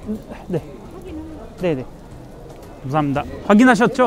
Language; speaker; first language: Korean; non-native, fluent; Russian